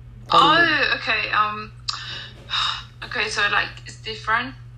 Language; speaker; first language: English; non-native, fluent; Spanish